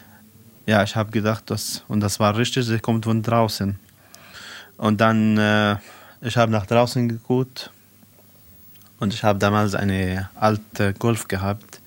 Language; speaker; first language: German; non-native, learner; Arabic